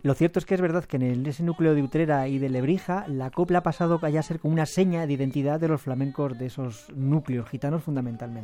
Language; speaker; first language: Spanish; native; Spanish